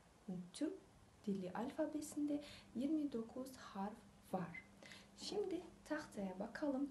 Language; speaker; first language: Turkish; non-native, fluent; Kazakh